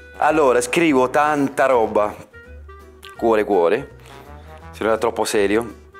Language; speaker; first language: Italian; non-native, fluent; Spanish